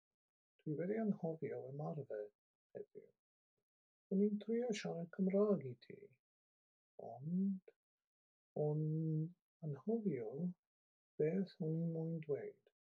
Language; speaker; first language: Welsh; non-native, learner; English